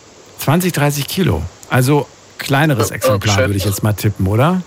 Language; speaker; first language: German; native; German